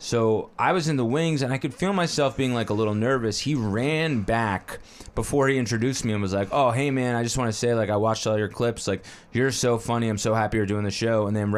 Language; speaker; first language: English; native; English